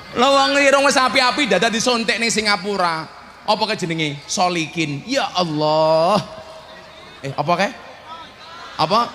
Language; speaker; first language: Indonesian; non-native, local second language; Javanese